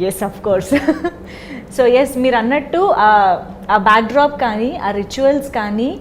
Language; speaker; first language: Telugu; native; Telugu